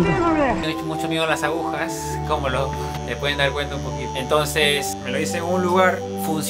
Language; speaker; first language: Spanish; native; Spanish